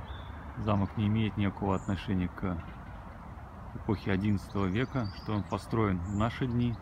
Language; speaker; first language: Russian; native; Russian